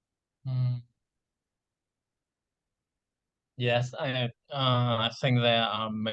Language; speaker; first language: English; non-native, learner; Vietnamese